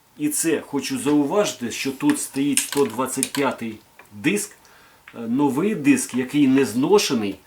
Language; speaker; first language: Ukrainian; non-native, local second language; Russian